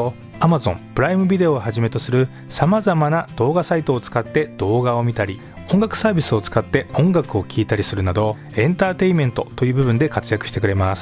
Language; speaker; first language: Japanese; native; Japanese